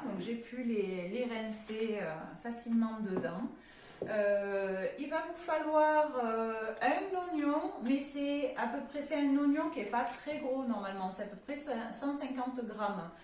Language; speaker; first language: French; native; French